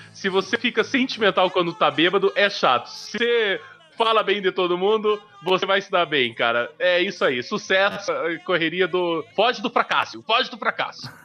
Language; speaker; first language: Portuguese; native; Portuguese